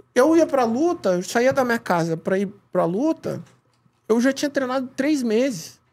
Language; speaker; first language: Portuguese; native; Portuguese